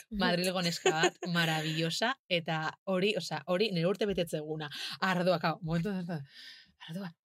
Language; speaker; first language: Basque; non-native, local second language; Spanish